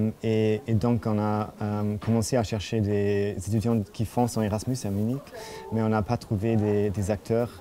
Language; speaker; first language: French; non-native, fluent; German